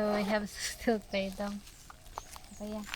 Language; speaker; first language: English; non-native, local second language; Filipino